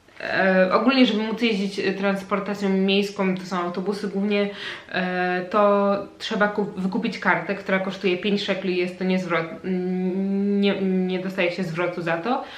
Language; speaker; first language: Polish; native; Polish